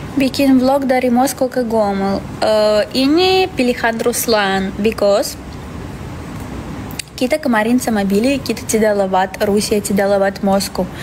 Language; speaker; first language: Indonesian; non-native, fluent; Russian